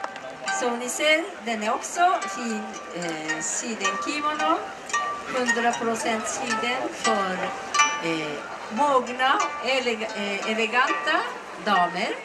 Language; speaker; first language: Swedish; non-native, learner; Japanese